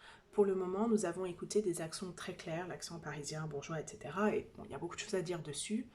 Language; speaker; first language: French; native; French